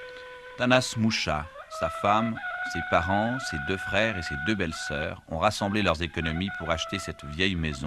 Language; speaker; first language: French; native; French